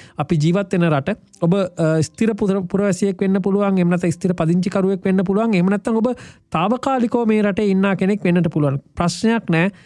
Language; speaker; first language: Sinhala; native; Sinhala